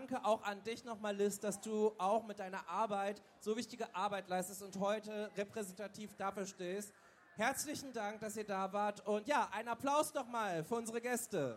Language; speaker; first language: German; native; German